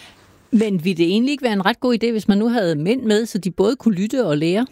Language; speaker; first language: Danish; native; Danish